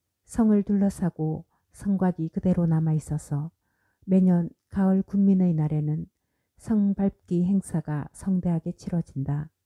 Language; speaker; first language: Korean; native; Korean